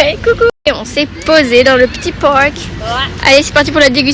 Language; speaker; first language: French; native; French